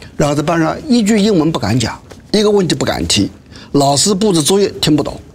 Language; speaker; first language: Chinese; native; Chinese